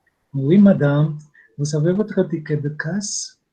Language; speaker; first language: French; non-native, learner; Spanish